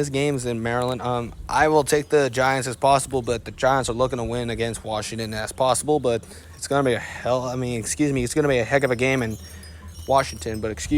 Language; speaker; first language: English; native; English